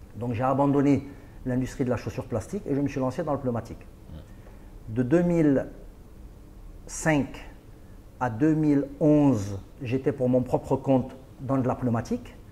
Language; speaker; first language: French; non-native, local second language; Arabic